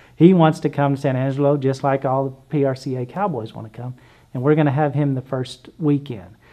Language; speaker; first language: English; native; English